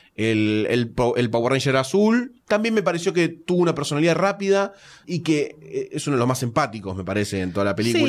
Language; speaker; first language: Spanish; native; Spanish